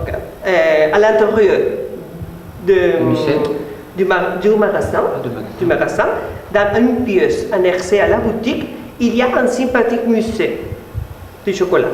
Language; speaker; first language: French; non-native, learner; Spanish